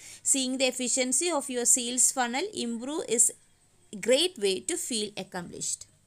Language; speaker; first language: English; non-native, local second language; Malayalam